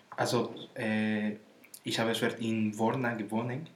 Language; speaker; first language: German; non-native, learner; Spanish